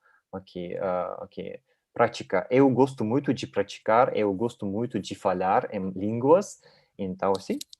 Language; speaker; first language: Portuguese; non-native, learner; Russian